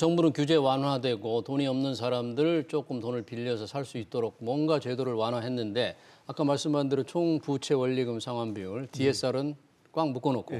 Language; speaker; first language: Korean; native; Korean